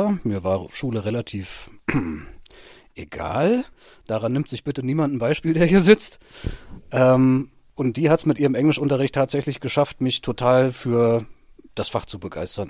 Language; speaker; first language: German; native; German